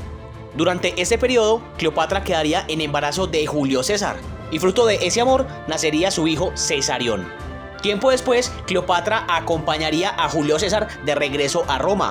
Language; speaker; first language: Spanish; native; Spanish